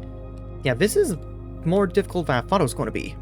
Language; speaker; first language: English; native; English